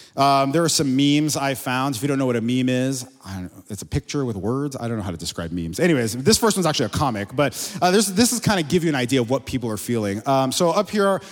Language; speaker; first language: English; native; English